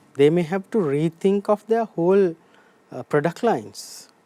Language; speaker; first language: English; non-native, local second language; Sinhala